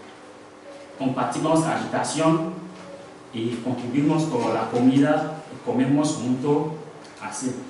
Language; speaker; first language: Spanish; non-native, learner; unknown